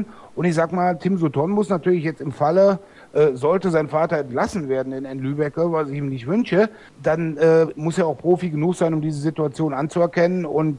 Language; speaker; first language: German; native; German